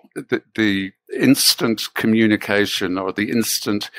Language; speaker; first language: English; native; English